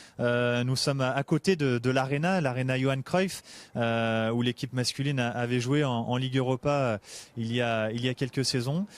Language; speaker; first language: French; native; French